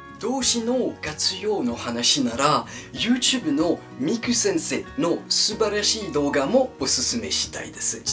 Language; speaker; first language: Japanese; non-native, fluent; French